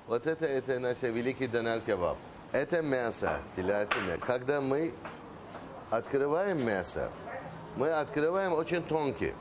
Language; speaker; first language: Russian; non-native, learner; Turkish